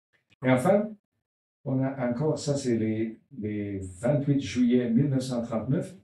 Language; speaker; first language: French; non-native, learner; Italian